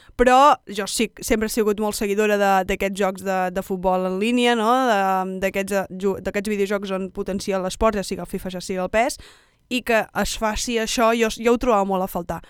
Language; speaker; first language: Catalan; native; Catalan